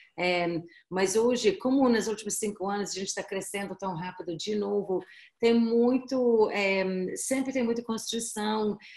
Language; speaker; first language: Portuguese; non-native, fluent; English